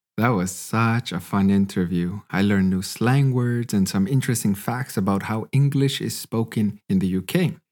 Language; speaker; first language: English; native; English